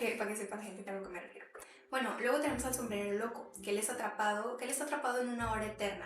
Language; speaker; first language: Spanish; native; Spanish